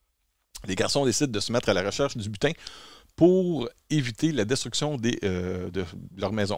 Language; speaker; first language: French; native; French